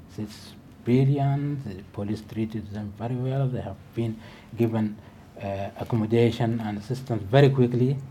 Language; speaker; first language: English; non-native, fluent; Arabic